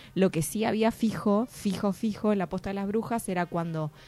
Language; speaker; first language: Spanish; native; Spanish